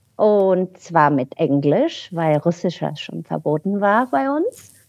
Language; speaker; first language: German; non-native, fluent; Bulgarian